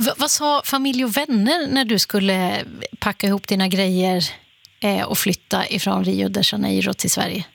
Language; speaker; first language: Swedish; native; Swedish